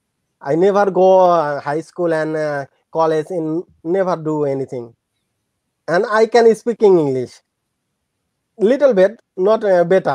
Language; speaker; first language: English; non-native, learner; Bangla